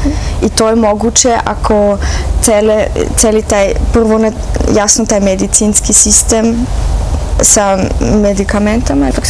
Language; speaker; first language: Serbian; early bilingual, heritage; Serbian